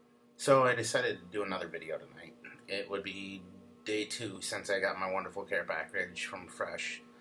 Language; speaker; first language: English; native; English